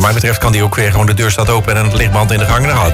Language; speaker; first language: Dutch; native; Dutch